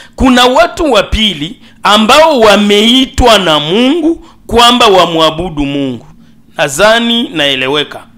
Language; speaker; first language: Swahili; native; Swahili